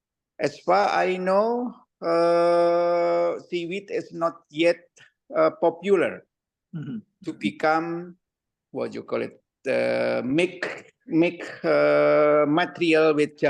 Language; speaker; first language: English; non-native, learner; Indonesian